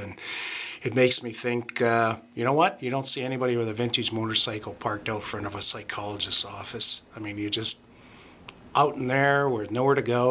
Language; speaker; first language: English; native; English